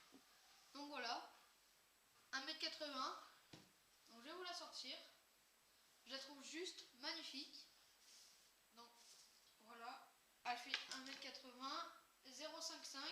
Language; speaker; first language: French; native; French